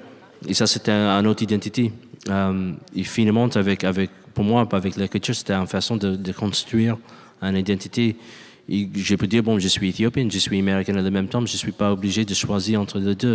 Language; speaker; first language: French; non-native, learner; English